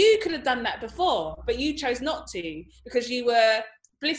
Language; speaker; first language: English; native; English